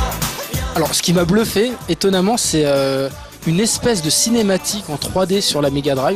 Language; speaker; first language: French; native; French